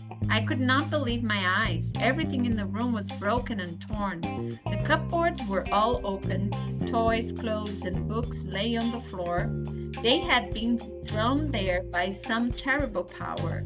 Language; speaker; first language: English; non-native, fluent; Portuguese